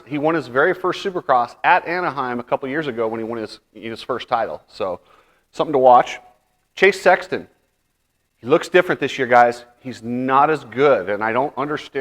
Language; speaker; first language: English; native; English